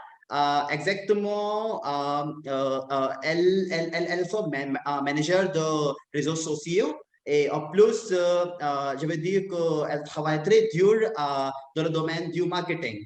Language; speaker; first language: French; non-native, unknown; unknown